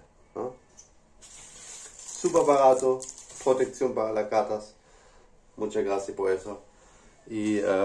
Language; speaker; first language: Spanish; non-native, learner; English